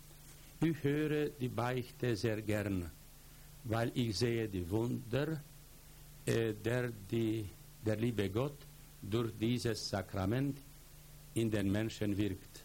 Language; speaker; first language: German; non-native, fluent; Polish